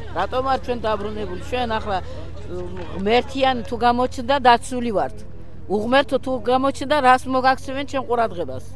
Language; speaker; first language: Georgian; non-native, local second language; Mingrelian